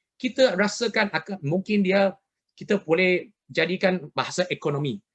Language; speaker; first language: Malay; non-native, local second language; Chinese